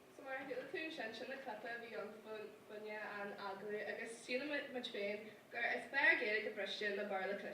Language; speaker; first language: Irish; native; Irish